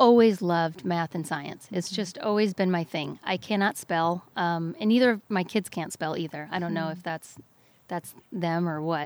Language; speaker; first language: English; native; English